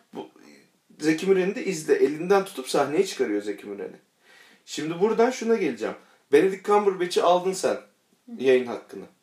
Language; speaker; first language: Turkish; native; Turkish